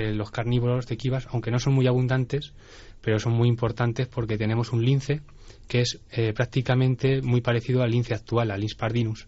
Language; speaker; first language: Spanish; native; Spanish